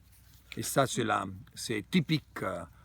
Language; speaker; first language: French; non-native, fluent; Italian